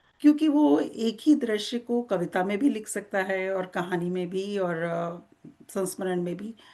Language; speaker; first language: Hindi; native; Hindi